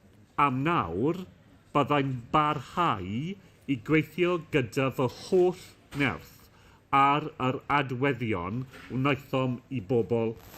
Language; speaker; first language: Welsh; non-native, local second language; English